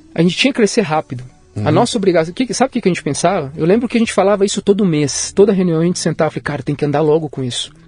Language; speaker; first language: Portuguese; native; Portuguese